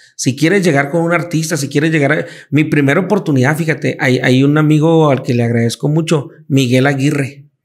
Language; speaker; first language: Spanish; native; Spanish